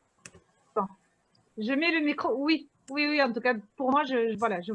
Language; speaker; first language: French; native; French